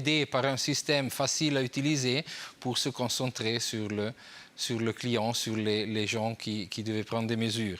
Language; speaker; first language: French; non-native, local second language; Italian